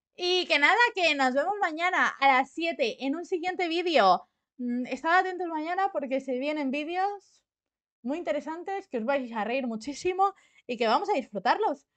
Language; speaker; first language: Spanish; native; Spanish